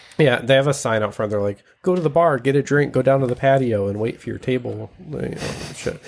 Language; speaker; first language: English; native; English